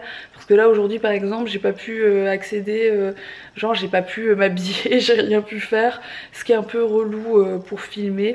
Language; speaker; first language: French; native; French